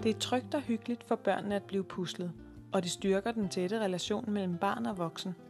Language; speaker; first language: Danish; native; Danish